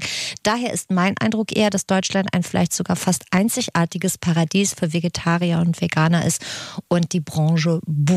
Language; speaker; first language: German; native; German